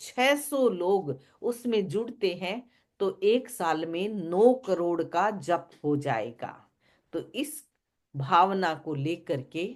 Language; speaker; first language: Hindi; native; Hindi